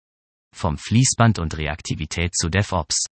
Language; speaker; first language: German; native; German